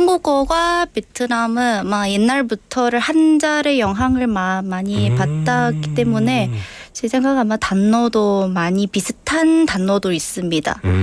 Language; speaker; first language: Korean; non-native, learner; Vietnamese